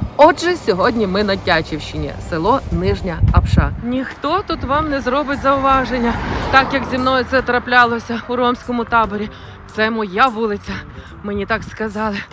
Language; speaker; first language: Ukrainian; native; Ukrainian